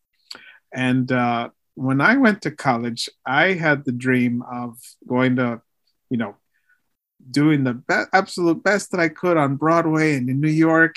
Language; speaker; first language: English; early bilingual, other home language; Spanish